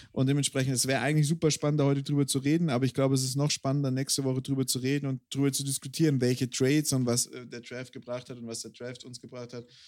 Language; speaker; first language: German; native; German